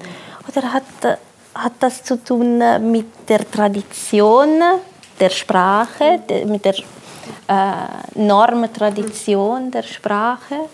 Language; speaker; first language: German; non-native, fluent; French